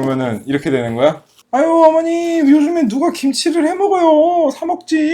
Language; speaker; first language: Korean; native; Korean